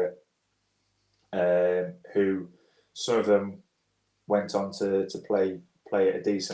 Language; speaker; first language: English; native; English